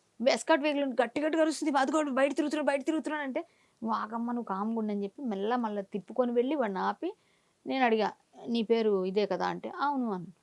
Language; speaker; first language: Telugu; native; Telugu